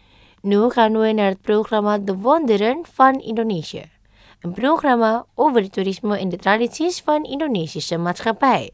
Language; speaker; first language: Dutch; non-native, learner; Indonesian